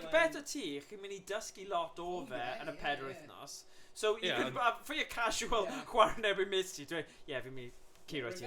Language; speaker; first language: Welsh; native; Welsh